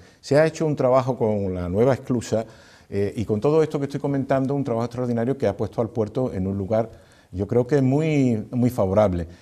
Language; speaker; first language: Spanish; native; Spanish